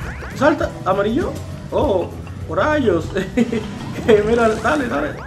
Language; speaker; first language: Spanish; native; Spanish